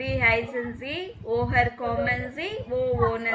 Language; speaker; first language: German; non-native, fluent; Tamil